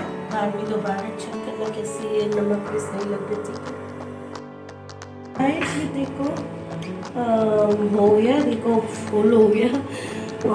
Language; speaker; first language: Hindi; non-native, learner; Filipino